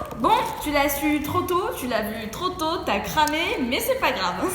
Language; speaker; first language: French; native; French